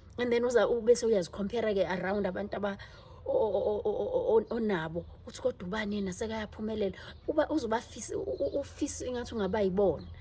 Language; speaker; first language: Zulu; native; Zulu